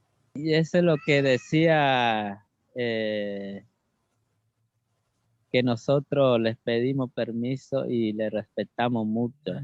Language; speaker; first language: Spanish; non-native, local second language; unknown